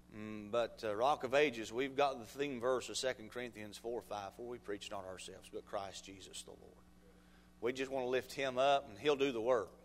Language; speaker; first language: English; native; English